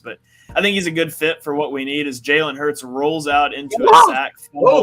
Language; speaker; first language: English; native; English